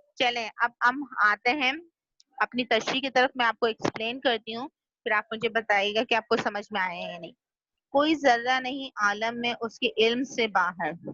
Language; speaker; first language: Urdu; native; Urdu